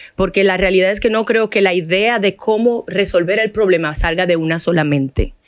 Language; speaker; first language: Spanish; non-native, fluent; Haitian Creole